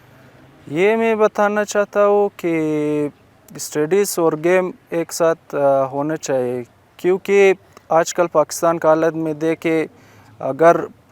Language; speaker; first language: Hindi; non-native, local second language; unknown